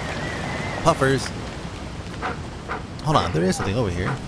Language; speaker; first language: English; native; English